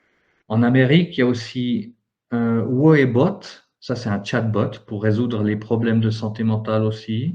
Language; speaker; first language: French; native; French